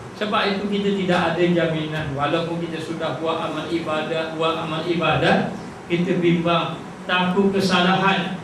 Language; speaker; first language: Malay; native; Malay